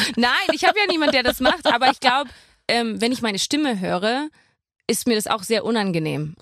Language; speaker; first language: German; non-native, fluent; English